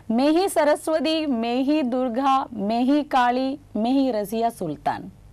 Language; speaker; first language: Hindi; non-native, local second language; Gujarati